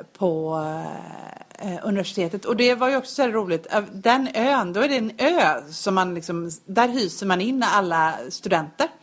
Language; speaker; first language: Swedish; native; Swedish